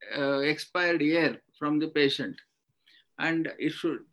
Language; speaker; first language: English; non-native, local second language; Kannada